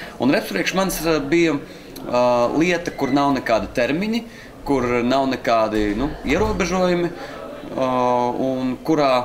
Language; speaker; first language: Latvian; native; Latvian